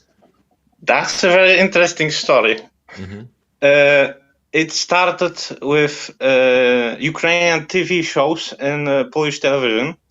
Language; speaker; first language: English; non-native, fluent; Polish